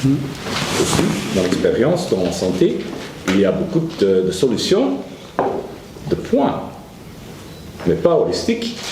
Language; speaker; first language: French; non-native, learner; Dutch